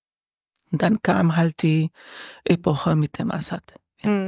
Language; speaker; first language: German; non-native, learner; Arabic